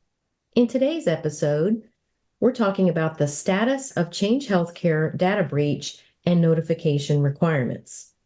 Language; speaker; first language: English; native; English